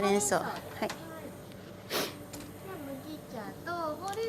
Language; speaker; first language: Japanese; native; Japanese